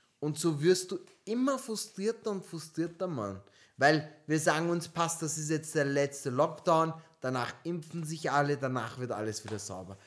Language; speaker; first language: German; early bilingual, other home language; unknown